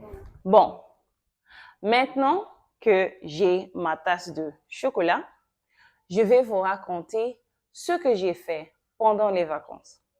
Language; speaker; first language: French; non-native, fluent; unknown